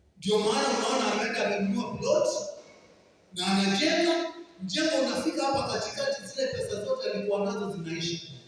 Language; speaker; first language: Swahili; non-native, local second language; Kamba